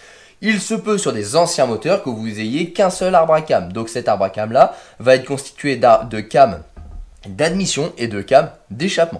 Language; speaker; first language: French; native; French